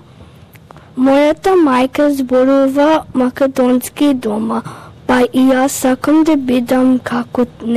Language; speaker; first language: Macedonian; early bilingual, heritage; Macedonian